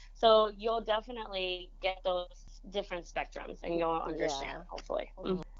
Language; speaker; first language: English; early bilingual, other home language; Spanish